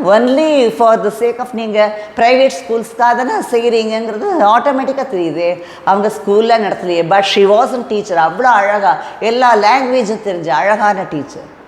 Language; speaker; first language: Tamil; non-native, local second language; Telugu